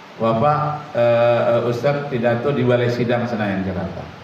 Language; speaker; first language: Indonesian; native; Indonesian